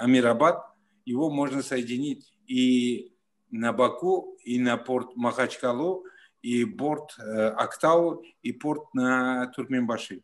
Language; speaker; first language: Russian; non-native, fluent; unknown